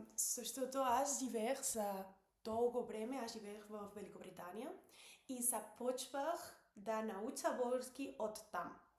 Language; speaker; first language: Bulgarian; non-native, learner; Spanish